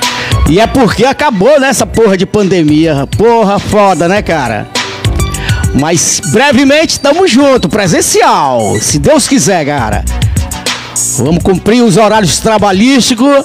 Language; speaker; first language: Portuguese; native; Portuguese